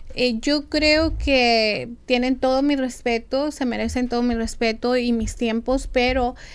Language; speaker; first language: Spanish; native; Spanish